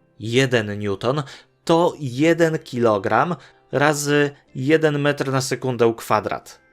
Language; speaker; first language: Polish; native; Polish